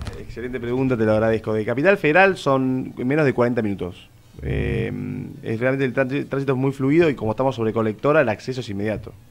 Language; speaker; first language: Spanish; native; Spanish